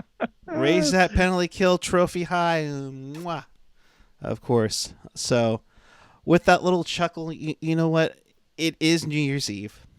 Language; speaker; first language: English; native; English